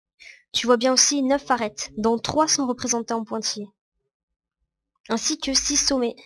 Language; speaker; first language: French; native; French